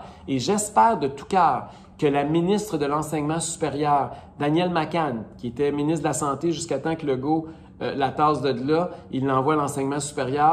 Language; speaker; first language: French; native; French